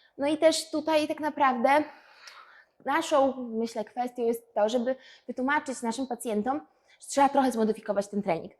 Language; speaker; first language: Polish; native; Polish